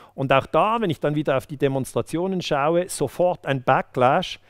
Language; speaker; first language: German; native; German